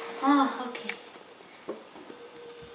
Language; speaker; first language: Spanish; non-native, learner; English